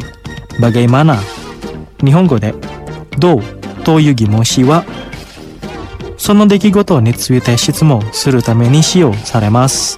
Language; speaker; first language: Japanese; non-native, fluent; Indonesian